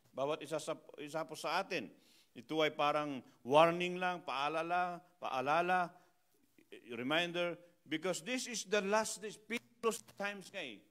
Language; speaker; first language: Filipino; non-native, local second language; Iloko